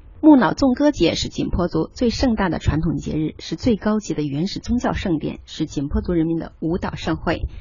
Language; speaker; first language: Chinese; native; Chinese